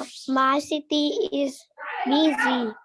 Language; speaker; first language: English; non-native, learner; Vietnamese